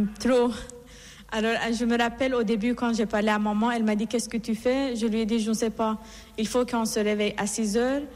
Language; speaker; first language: French; non-native, fluent; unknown